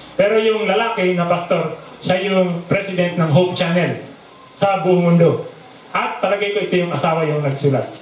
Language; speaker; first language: Filipino; non-native, local second language; Bikol